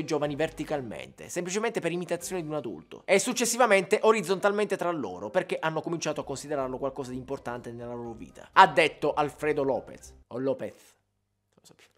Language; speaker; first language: Italian; native; Italian